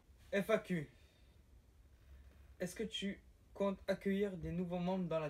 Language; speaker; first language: French; native; French